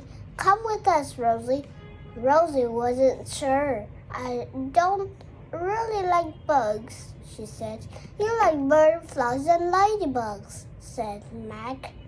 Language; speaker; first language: English; non-native, learner; Vietnamese